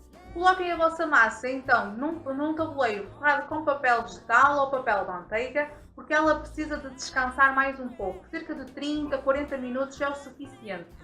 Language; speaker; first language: Portuguese; native; Portuguese